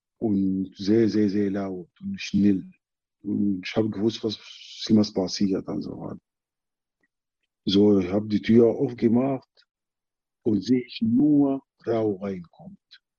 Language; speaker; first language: German; non-native, learner; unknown